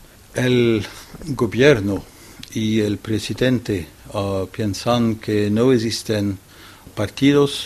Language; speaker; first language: Spanish; non-native, fluent; French